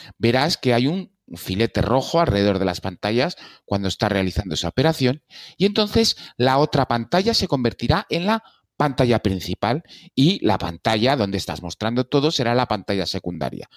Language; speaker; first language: Spanish; native; Spanish